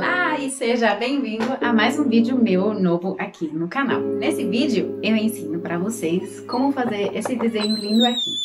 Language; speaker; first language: Portuguese; non-native, fluent; German